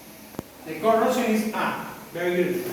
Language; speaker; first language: English; non-native, learner; Spanish